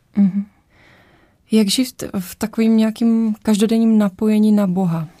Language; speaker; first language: Czech; native; Czech